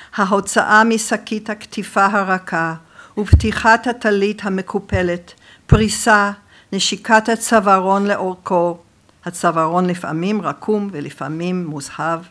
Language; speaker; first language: Hebrew; non-native, fluent; English